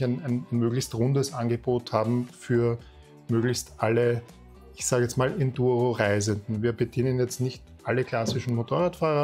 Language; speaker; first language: German; native; German